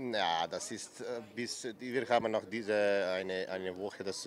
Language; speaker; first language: German; non-native, learner; Slovenian